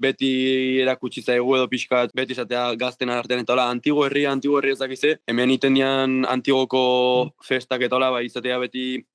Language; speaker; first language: Basque; native; Basque